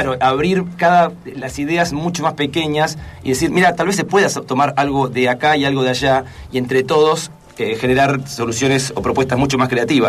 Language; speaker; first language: Spanish; native; Spanish